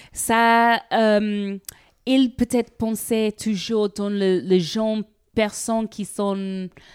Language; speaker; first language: French; non-native, learner; English